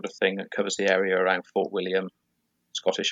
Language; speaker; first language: English; native; English